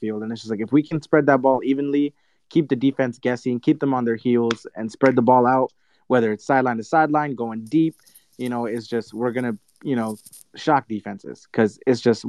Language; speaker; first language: English; native; English